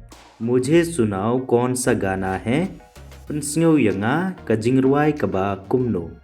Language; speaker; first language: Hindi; non-native, local second language; Khasi